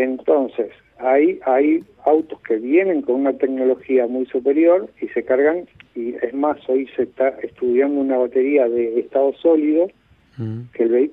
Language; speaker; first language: Spanish; native; Spanish